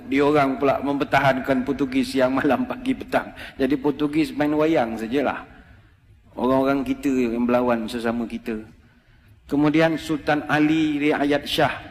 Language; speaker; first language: Malay; native; Malay